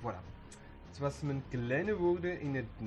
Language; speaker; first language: Dutch; non-native, local second language; French